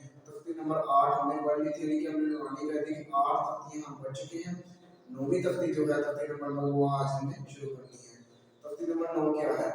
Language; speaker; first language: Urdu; non-native, local second language; Punjabi